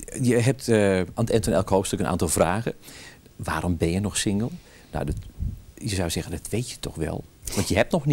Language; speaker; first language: Dutch; native; Dutch